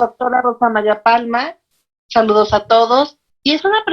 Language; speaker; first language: Spanish; native; Spanish